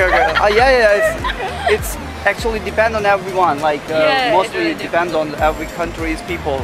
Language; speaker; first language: English; non-native, learner; Urdu